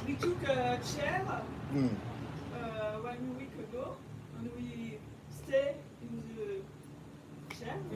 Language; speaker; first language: English; non-native, learner; French